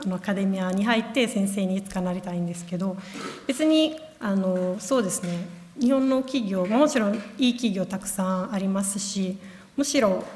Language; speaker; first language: Japanese; non-native, fluent; Italian